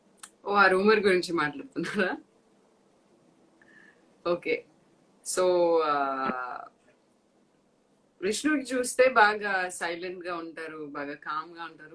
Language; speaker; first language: Telugu; non-native, fluent; Tamil